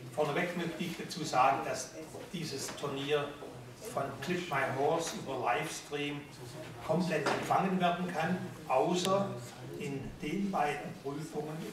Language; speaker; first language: German; native; German